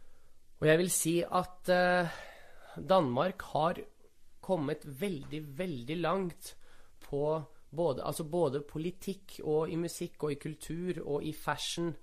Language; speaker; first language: Norwegian; early bilingual, other home language; Russian